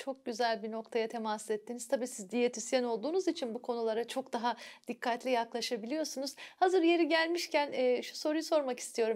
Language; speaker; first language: Turkish; native; Turkish